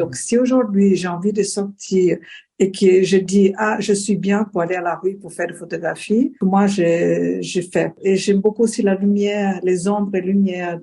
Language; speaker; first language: French; non-native, fluent; Portuguese